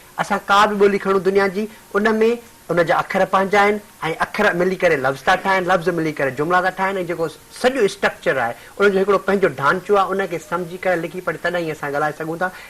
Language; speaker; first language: Sindhi; native; Sindhi